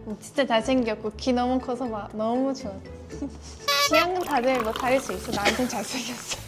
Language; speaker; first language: Korean; non-native, fluent; Turkish